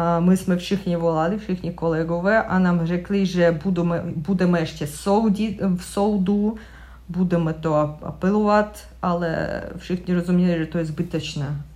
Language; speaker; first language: Czech; non-native, learner; Russian